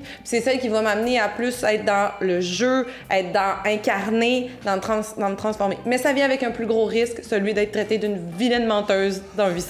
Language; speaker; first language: French; native; French